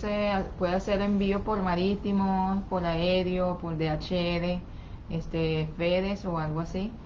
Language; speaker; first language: Spanish; non-native, fluent; Chinese